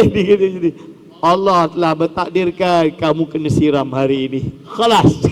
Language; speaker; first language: Malay; native; Malay